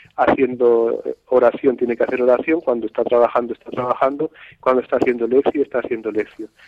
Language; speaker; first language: Spanish; native; Spanish